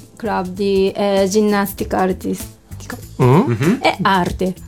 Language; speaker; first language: Italian; non-native, learner; Japanese